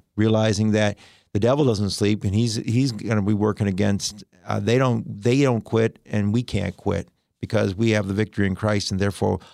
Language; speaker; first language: English; native; English